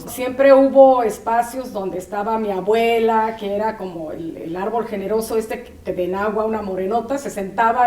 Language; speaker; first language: Spanish; non-native, local second language; Zapotec